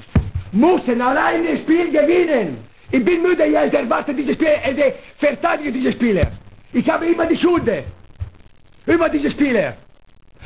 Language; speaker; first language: German; non-native, learner; Italian